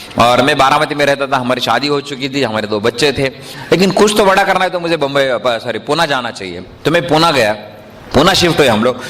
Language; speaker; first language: Hindi; non-native, local second language; Marathi